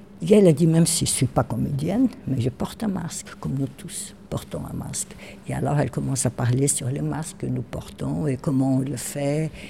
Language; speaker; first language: French; non-native, fluent; Portuguese